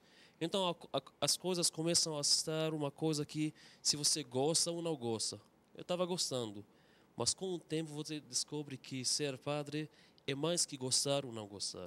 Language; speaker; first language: Portuguese; non-native, fluent; Arabic